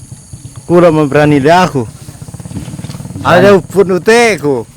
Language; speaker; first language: Indonesian; non-native, local second language; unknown